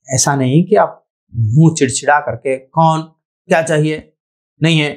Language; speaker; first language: Hindi; non-native, local second language; Telugu